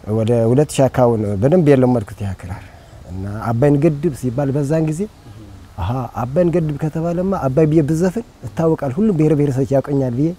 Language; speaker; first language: Amharic; non-native, local second language; Tigrinya